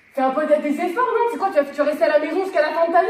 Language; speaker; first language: French; native; French